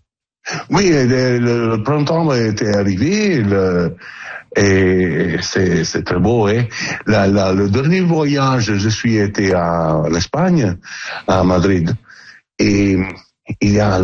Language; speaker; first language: French; non-native, fluent; Italian